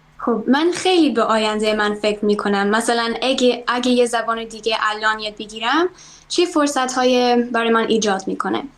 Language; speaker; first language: Persian; non-native, fluent; English